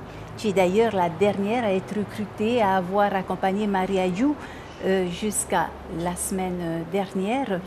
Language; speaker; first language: French; native; French